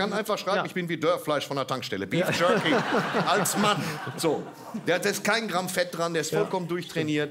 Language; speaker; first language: German; native; German